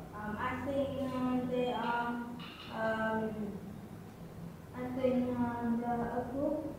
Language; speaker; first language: English; non-native, learner; Vietnamese